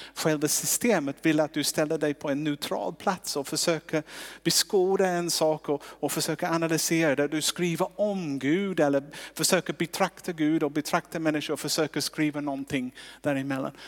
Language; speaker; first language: Swedish; non-native, fluent; English